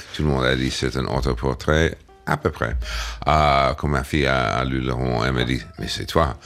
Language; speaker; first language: French; non-native, fluent; English